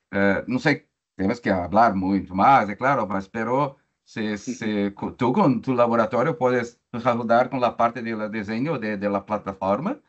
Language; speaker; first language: Spanish; non-native, learner; Portuguese